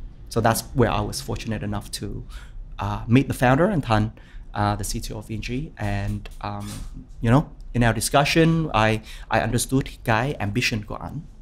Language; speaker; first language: English; early bilingual, other home language; Vietnamese